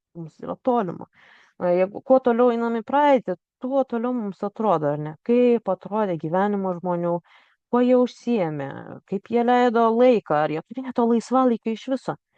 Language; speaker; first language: Lithuanian; native; Lithuanian